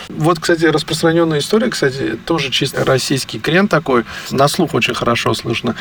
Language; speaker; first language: Russian; native; Russian